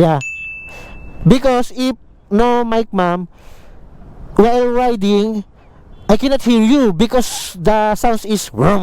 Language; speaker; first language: English; non-native, learner; Filipino